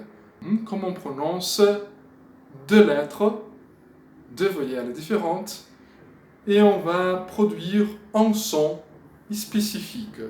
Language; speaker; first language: French; non-native, fluent; Portuguese